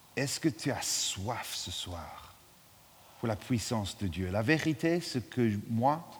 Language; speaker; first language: French; non-native, fluent; English